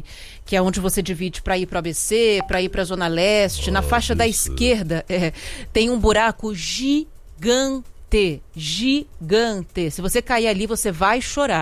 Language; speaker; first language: Portuguese; native; Portuguese